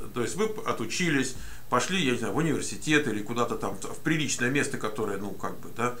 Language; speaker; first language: Russian; native; Russian